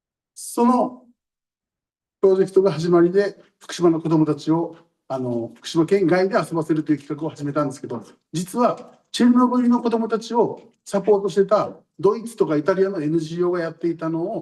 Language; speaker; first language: Japanese; native; Japanese